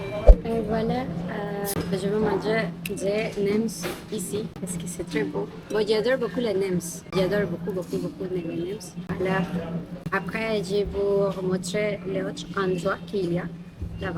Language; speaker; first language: French; non-native, learner; Spanish